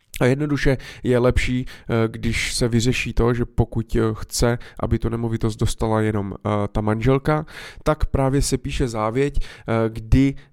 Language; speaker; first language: Czech; native; Czech